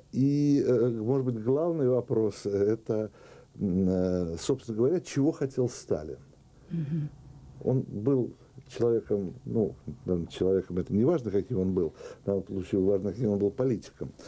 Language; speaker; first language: Russian; native; Russian